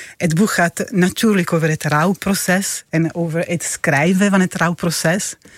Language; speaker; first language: Dutch; non-native, fluent; Italian